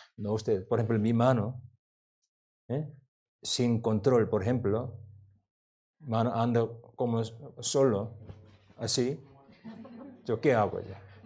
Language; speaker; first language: Spanish; non-native, learner; Korean